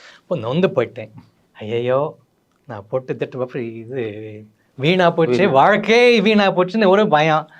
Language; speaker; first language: Tamil; non-native, fluent; English